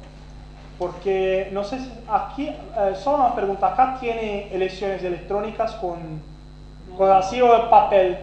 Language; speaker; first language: Spanish; non-native, fluent; Portuguese